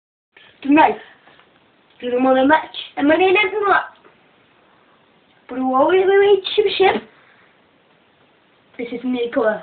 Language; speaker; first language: French; native; French